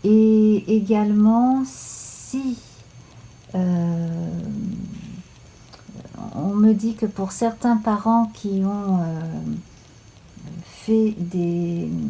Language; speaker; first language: French; native; French